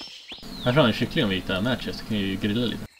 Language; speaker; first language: Swedish; native; Swedish